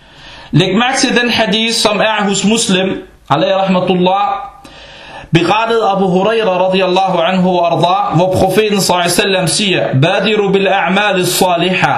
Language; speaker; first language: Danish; non-native, fluent; Arabic